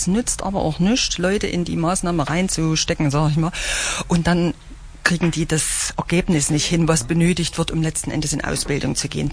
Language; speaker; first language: German; native; German